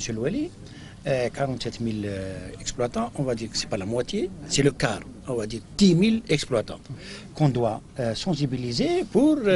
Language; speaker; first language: French; non-native, local second language; Arabic